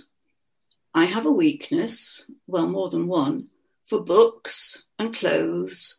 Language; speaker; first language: English; native; English